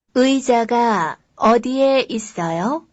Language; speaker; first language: Korean; non-native, learner; Indonesian